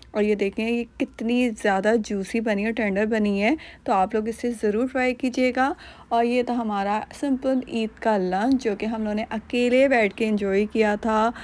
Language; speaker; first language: Urdu; native; Urdu